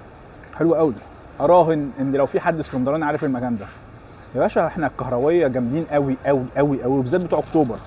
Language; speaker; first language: Arabic; native; Arabic